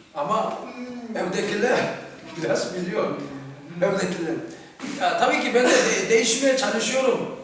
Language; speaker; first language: Turkish; non-native, fluent; Korean